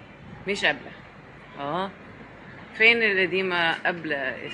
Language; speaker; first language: Arabic; non-native, learner; English